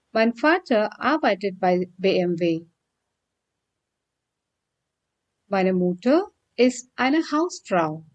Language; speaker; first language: German; non-native, fluent; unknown